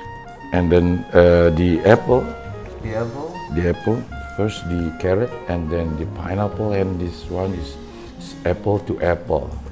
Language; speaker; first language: English; non-native, learner; Indonesian